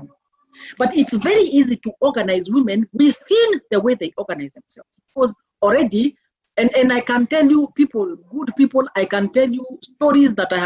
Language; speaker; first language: English; non-native, local second language; Meru